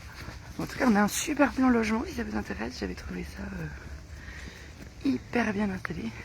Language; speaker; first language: French; native; French